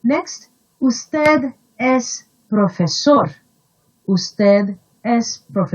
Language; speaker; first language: Spanish; non-native, fluent; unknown